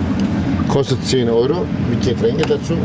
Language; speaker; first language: German; non-native, local second language; Turkish